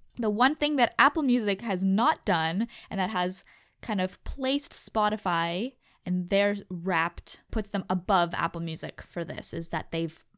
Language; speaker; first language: English; native; English